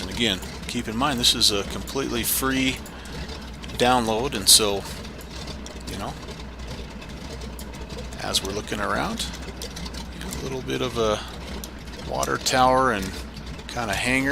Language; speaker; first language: English; native; English